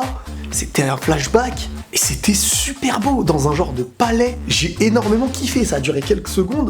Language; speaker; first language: French; native; French